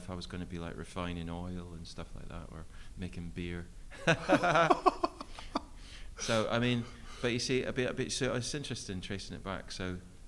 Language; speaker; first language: English; native; English